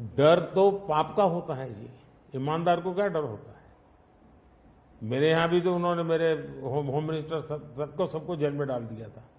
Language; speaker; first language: Hindi; non-native, local second language; Gujarati